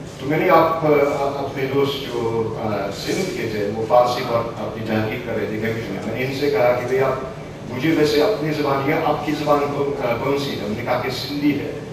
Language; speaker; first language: Urdu; non-native, fluent; English